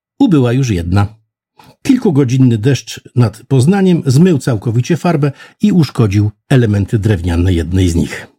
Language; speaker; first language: Polish; native; Polish